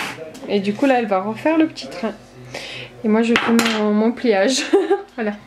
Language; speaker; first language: French; native; French